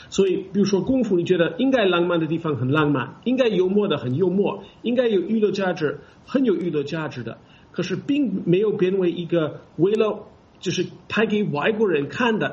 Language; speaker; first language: Chinese; non-native, fluent; English